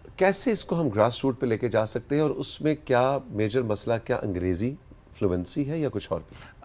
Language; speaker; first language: Urdu; native; Urdu